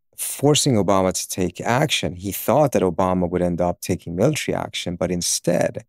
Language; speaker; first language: English; early bilingual, other home language; Swedish